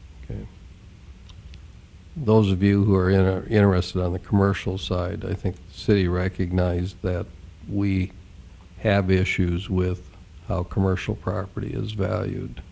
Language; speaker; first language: English; native; English